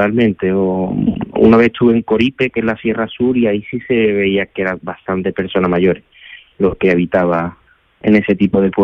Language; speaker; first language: Spanish; native; Spanish